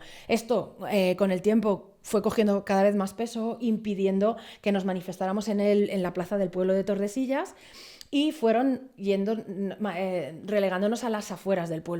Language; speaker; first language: Spanish; native; Spanish